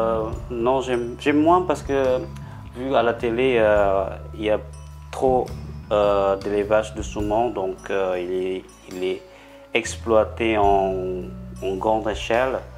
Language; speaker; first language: French; non-native, fluent; Indonesian